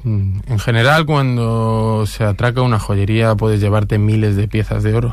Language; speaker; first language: Spanish; native; Spanish